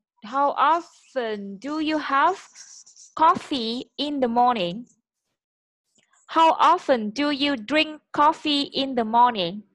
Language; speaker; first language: English; non-native, fluent; Vietnamese